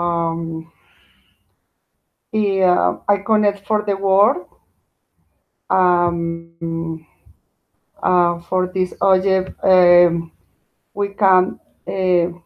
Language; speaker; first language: English; non-native, learner; Spanish